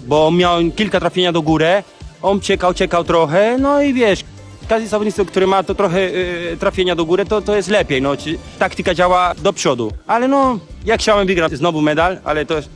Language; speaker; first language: Polish; non-native, learner; Spanish